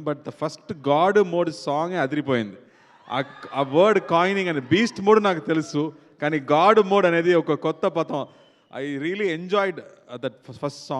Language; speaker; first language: Telugu; non-native, local second language; Tamil